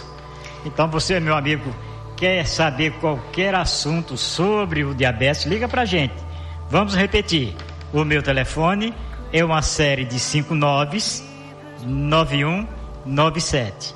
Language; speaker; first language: Portuguese; native; Portuguese